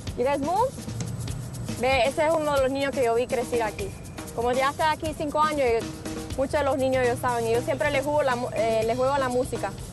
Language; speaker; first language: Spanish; early bilingual, heritage; Spanish